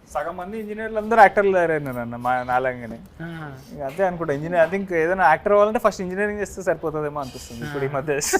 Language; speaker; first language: Telugu; native; Telugu